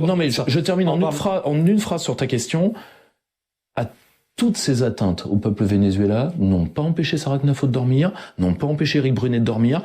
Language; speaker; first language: French; native; French